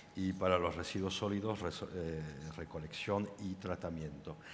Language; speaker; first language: Spanish; non-native, fluent; French